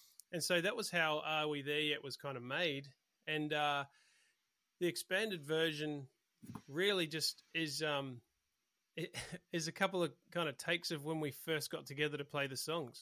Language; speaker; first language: English; native; English